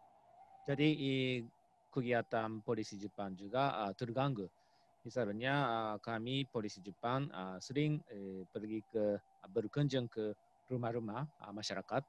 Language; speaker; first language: Indonesian; non-native, fluent; Japanese